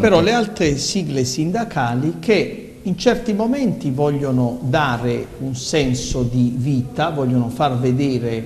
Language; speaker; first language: Italian; native; Italian